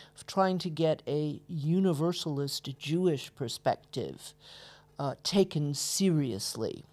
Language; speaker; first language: English; native; English